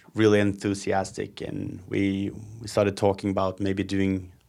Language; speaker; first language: English; non-native, fluent; Norwegian